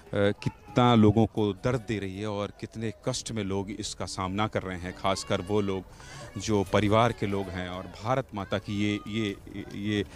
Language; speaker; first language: Hindi; native; Hindi